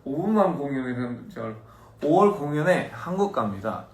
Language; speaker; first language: Korean; early bilingual, heritage; Korean